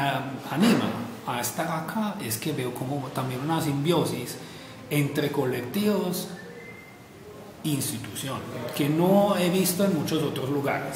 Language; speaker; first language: Spanish; non-native, fluent; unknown